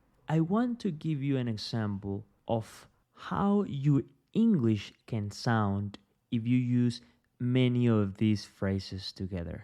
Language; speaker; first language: English; non-native, fluent; Spanish